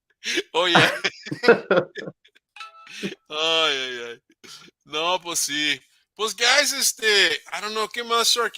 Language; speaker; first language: Spanish; native; Spanish